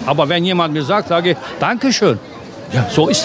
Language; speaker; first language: German; non-native, fluent; Turkish